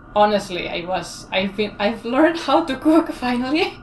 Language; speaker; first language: English; non-native, fluent; Spanish